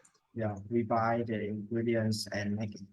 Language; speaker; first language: English; non-native, learner; Vietnamese